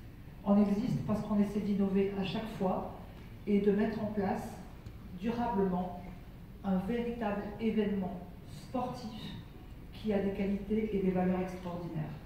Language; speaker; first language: French; native; French